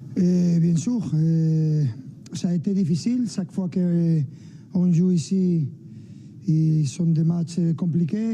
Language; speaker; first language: French; non-native, fluent; Spanish